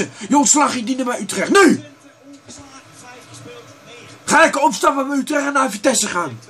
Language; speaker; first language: Dutch; native; Dutch